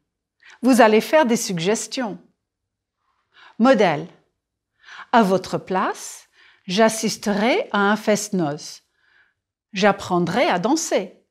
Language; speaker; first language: French; non-native, fluent; English